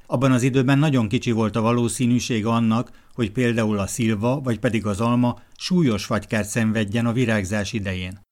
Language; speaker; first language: Hungarian; native; Hungarian